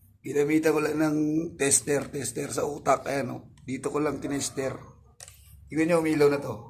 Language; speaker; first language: Filipino; native; Filipino